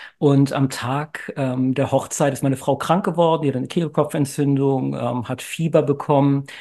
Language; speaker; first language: German; native; German